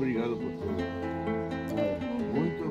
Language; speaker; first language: Portuguese; native; Portuguese